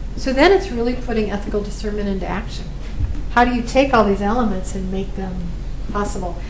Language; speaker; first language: English; native; English